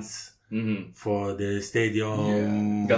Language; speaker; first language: English; non-native, learner; French